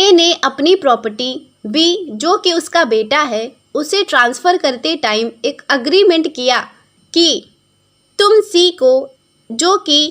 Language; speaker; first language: Hindi; native; Hindi